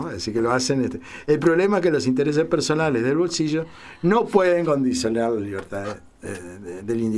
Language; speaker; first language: Spanish; native; Spanish